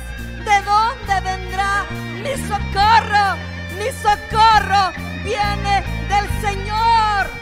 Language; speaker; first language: Spanish; native; Spanish